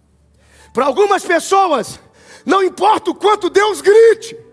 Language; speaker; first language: Portuguese; native; Portuguese